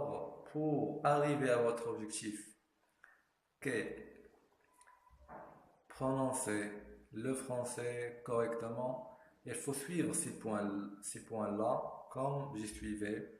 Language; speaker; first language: French; non-native, fluent; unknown